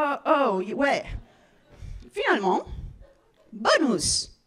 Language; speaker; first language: French; non-native, learner; Spanish